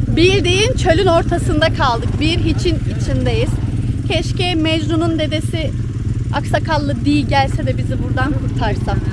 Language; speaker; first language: Turkish; early bilingual, heritage; Turkish